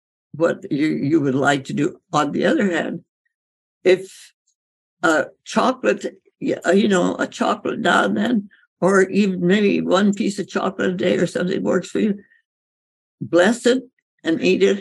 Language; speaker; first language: English; native; English